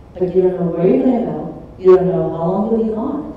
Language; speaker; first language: English; early bilingual, other home language; Czech